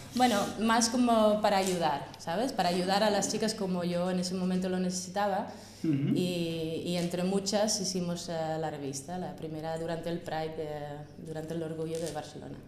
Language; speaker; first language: Spanish; non-native, fluent; Russian